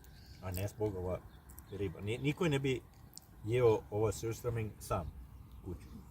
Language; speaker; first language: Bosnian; non-native, learner; Swedish